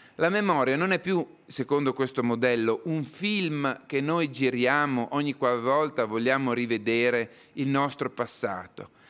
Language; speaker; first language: Italian; native; Italian